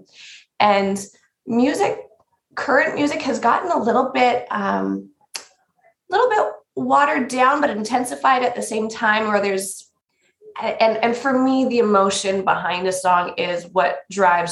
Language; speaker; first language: English; native; English